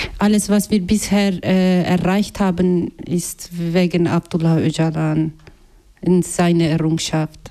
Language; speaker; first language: German; non-native, fluent; Kurdish